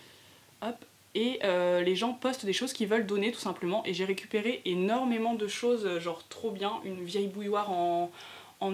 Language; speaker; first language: French; native; French